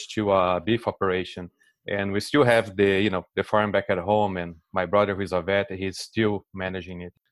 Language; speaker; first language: English; non-native, fluent; Portuguese